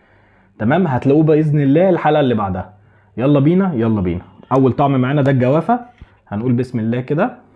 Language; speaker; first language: Arabic; native; Arabic